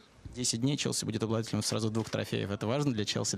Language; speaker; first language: Russian; native; Russian